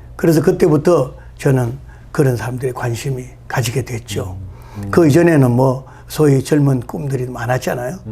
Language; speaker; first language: Korean; native; Korean